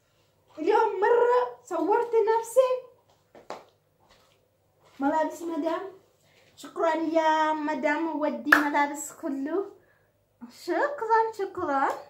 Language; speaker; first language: Arabic; non-native, learner; Oromo